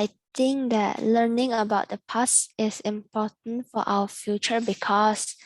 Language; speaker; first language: English; non-native, learner; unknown